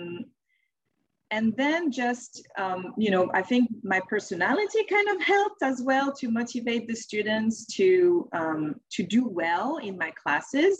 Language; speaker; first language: English; non-native, fluent; French